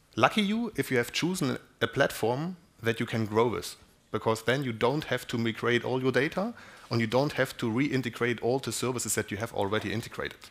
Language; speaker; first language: English; non-native, fluent; German